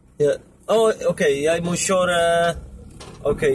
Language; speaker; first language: Swedish; non-native, learner; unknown